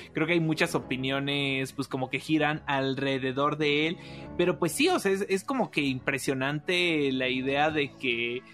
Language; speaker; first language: Spanish; native; Spanish